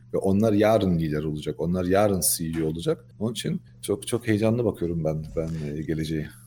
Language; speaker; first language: Turkish; early bilingual, heritage; Turkish